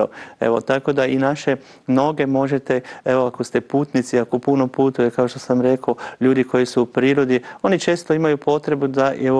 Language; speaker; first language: Croatian; native; Croatian